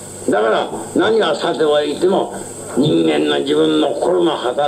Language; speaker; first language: Japanese; native; Japanese